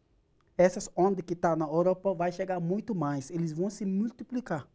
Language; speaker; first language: Portuguese; non-native, learner; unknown